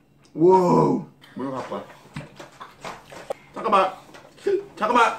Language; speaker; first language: Korean; non-native, fluent; English